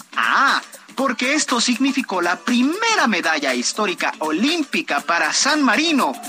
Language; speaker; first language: Spanish; native; Spanish